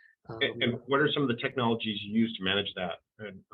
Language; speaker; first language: English; native; English